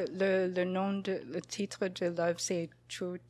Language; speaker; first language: French; non-native, fluent; English